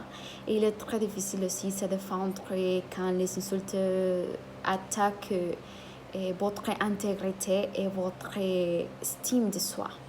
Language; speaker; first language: French; non-native, learner; Spanish